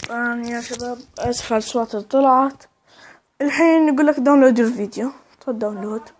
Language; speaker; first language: Arabic; native; Arabic